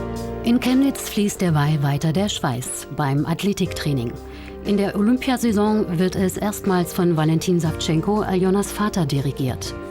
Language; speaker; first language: German; native; German